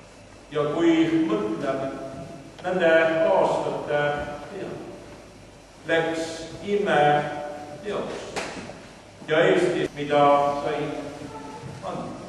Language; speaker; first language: Estonian; non-native, learner; Swedish